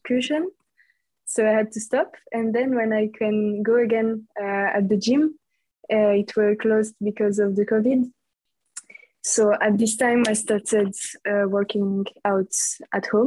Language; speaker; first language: English; non-native, fluent; French